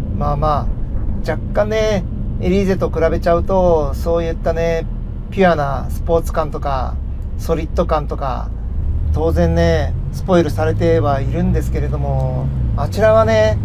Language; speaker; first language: Japanese; native; Japanese